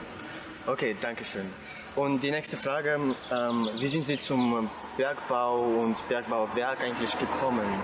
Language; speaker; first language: German; non-native, fluent; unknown